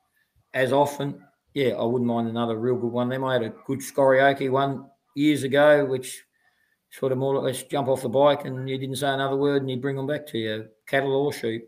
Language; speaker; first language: English; native; English